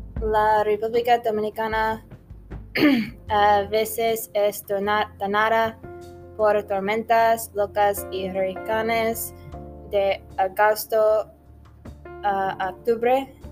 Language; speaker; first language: Spanish; non-native, learner; English